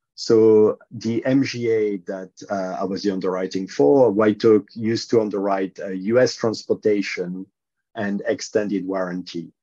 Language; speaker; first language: English; non-native, fluent; French